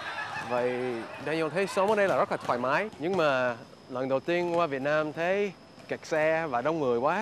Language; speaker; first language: Vietnamese; non-native, fluent; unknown